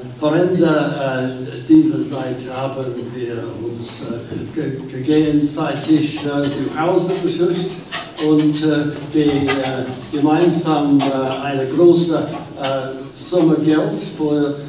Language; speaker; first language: German; non-native, learner; English